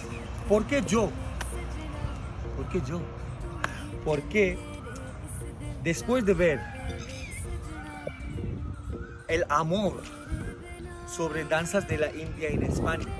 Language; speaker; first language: Spanish; non-native, fluent; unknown